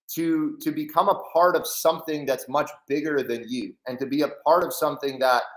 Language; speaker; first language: English; native; English